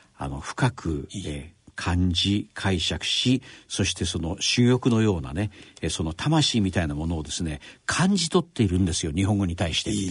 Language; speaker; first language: Japanese; native; Japanese